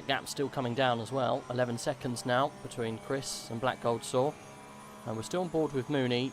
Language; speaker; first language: English; native; English